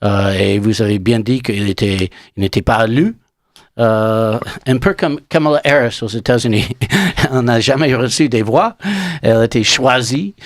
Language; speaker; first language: French; non-native, learner; English